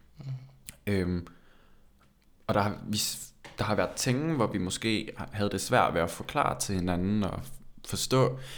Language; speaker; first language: Danish; early bilingual, other home language; Turkish